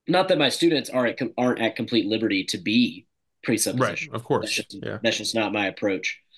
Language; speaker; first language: English; native; English